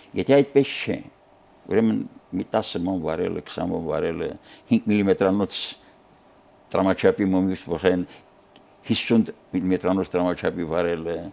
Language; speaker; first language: Armenian; native; Armenian